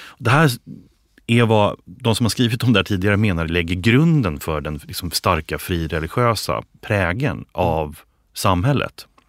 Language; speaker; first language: Swedish; native; Swedish